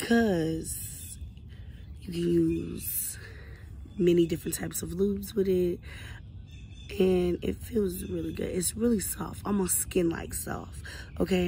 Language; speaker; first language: English; native; English